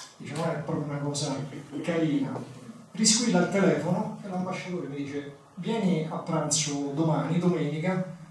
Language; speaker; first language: Italian; native; Italian